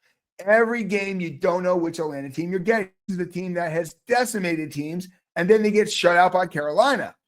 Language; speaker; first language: English; native; English